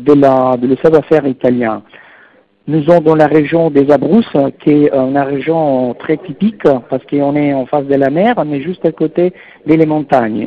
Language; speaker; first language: French; non-native, fluent; Italian